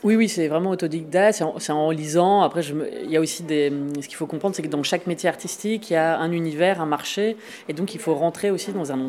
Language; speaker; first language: French; native; French